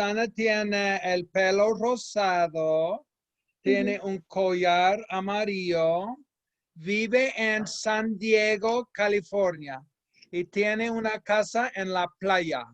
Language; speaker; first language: Spanish; non-native, fluent; English